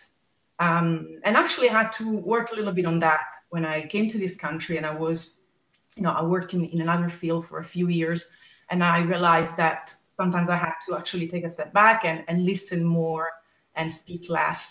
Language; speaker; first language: English; non-native, fluent; Italian